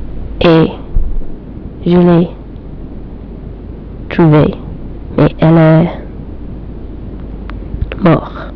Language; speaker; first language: French; non-native, learner; English